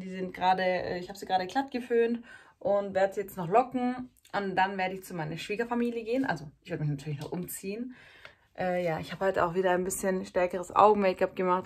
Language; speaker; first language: German; early bilingual, other home language; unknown